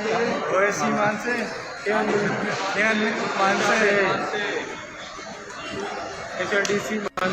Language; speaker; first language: Korean; non-native, learner; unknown